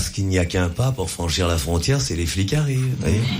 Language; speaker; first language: French; native; French